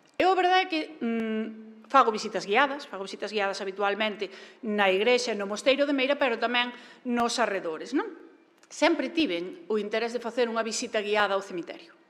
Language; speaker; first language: Galician; native; Galician